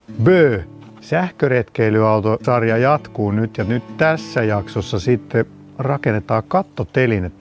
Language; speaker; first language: Finnish; native; Finnish